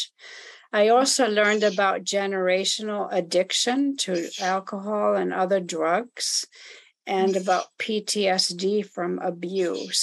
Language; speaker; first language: English; non-native, fluent; Spanish